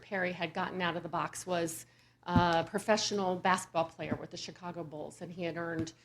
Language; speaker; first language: English; native; English